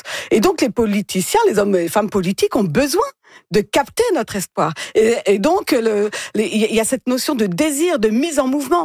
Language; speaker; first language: French; native; French